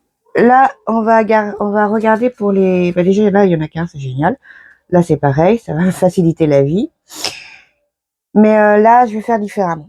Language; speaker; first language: French; native; French